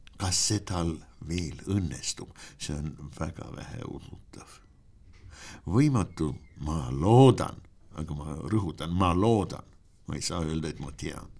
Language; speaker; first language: Estonian; non-native, local second language; Russian